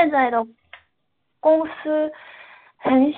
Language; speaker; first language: Chinese; non-native, learner; Korean